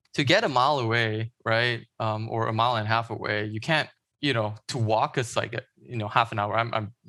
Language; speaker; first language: English; non-native, local second language; Chinese